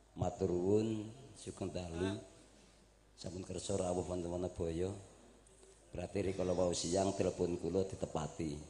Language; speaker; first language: Javanese; native; Javanese